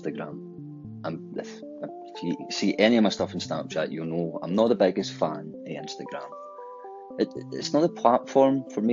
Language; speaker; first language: English; native; English